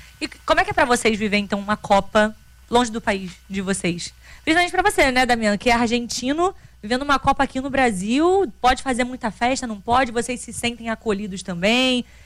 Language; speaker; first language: Portuguese; native; Portuguese